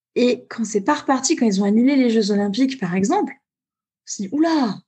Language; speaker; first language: French; native; French